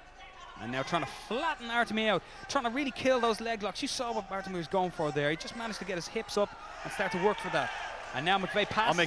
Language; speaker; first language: English; native; English